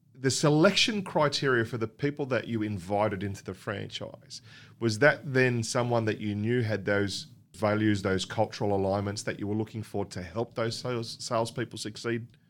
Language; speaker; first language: English; native; English